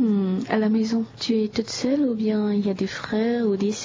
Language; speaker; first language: French; native; French